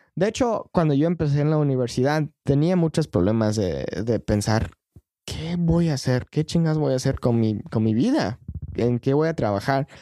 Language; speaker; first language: Spanish; non-native, fluent; English